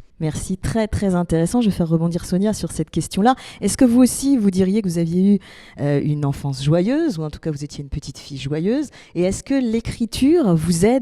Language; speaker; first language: French; native; French